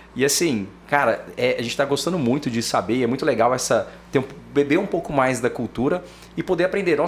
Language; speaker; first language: Portuguese; native; Portuguese